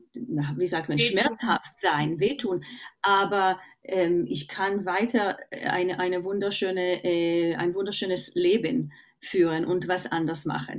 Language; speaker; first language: German; non-native, fluent; Hebrew